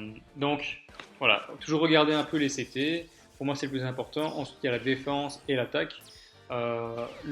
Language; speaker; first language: French; native; French